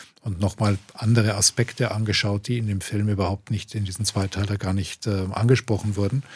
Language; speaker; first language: German; native; German